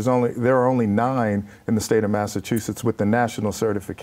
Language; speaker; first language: English; native; English